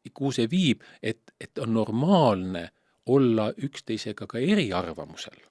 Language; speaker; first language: Estonian; native; Estonian